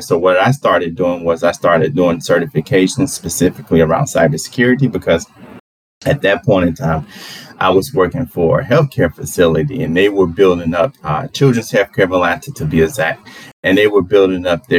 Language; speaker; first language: English; native; English